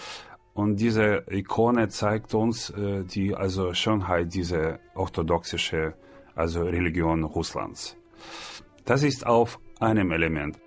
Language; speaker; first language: German; non-native, learner; Russian